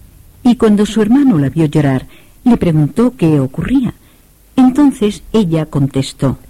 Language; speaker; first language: Spanish; native; Spanish